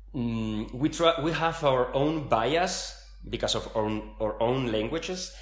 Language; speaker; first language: English; non-native, fluent; Spanish